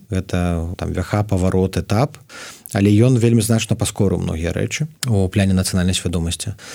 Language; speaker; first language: Belarusian; native; Belarusian